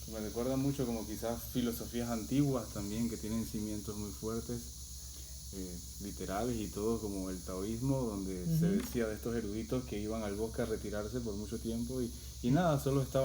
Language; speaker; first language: Spanish; native; Spanish